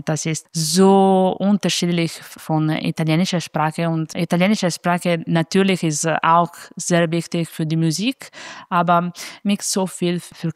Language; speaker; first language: German; non-native, fluent; Italian